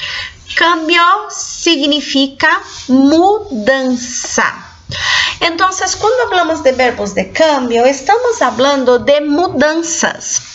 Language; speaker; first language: Spanish; non-native, fluent; Portuguese